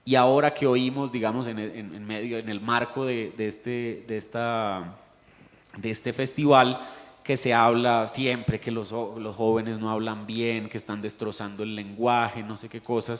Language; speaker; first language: Spanish; native; Spanish